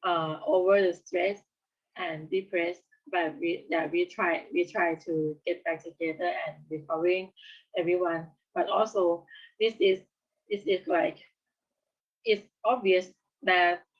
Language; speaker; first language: English; non-native, learner; Thai